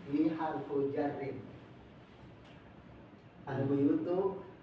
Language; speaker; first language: Arabic; non-native, learner; Indonesian